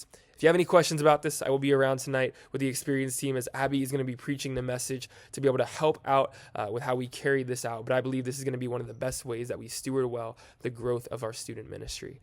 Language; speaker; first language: English; native; English